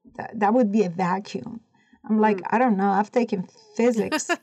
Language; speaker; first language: English; non-native, fluent; Persian